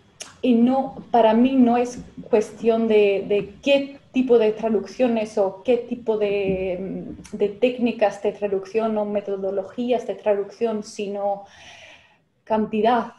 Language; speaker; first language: Spanish; non-native, fluent; Finnish